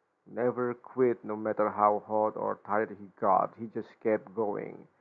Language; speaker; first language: English; non-native, fluent; Indonesian